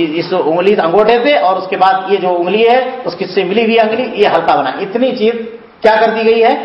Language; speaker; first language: Urdu; native; Urdu